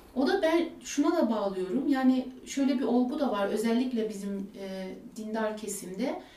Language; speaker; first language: Turkish; early bilingual, heritage; Turkish